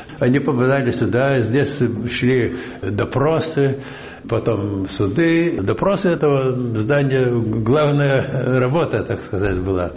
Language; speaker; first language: Russian; non-native, local second language; Lithuanian